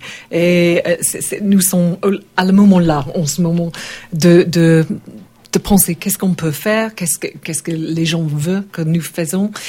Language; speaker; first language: French; non-native, learner; English